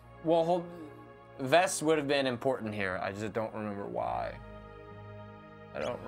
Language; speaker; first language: English; native; English